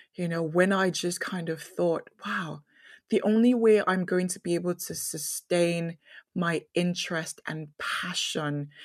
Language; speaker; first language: English; non-native, local second language; Yoruba